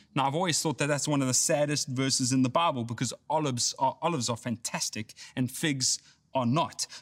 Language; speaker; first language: English; native; English